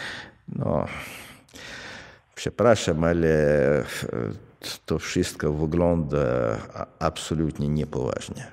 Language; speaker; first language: Polish; non-native, fluent; Russian